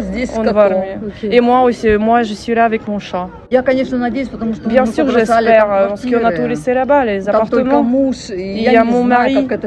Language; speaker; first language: French; non-native, fluent; Russian